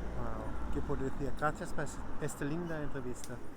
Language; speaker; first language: Spanish; non-native, learner; German